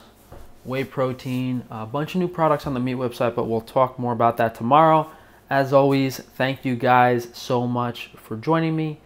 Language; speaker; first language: English; native; English